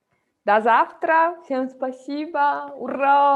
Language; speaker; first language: Russian; native; Russian